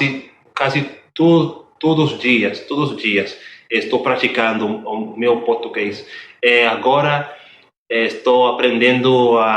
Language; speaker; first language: Portuguese; non-native, learner; English